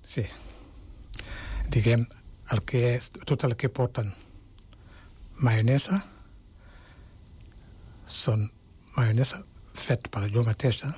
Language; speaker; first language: Catalan; non-native, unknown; Wolof